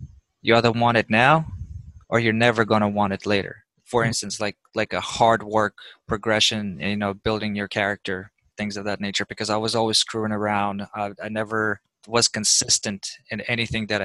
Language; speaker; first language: English; early bilingual, other home language; Russian